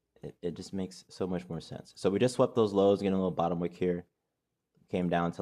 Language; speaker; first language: English; native; English